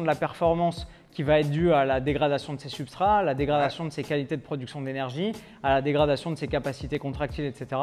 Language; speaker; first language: French; native; French